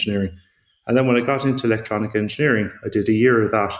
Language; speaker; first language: English; native; English